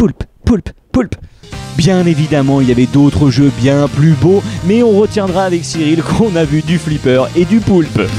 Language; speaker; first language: French; native; French